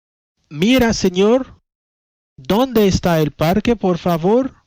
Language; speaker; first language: Spanish; non-native, fluent; Haitian Creole